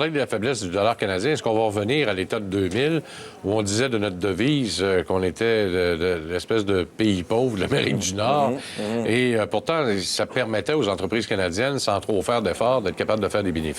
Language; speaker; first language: French; native; French